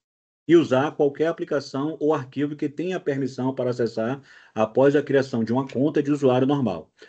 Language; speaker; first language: Portuguese; native; Portuguese